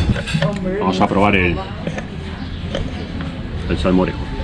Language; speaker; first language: Spanish; native; Spanish